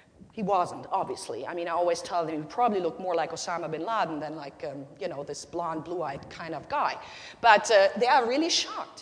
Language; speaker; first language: English; non-native, fluent; German